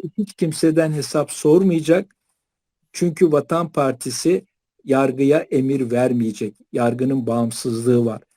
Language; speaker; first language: Turkish; native; Turkish